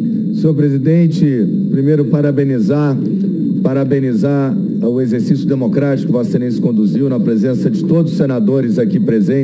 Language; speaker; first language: Portuguese; native; Portuguese